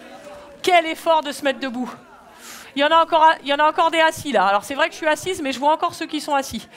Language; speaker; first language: French; native; French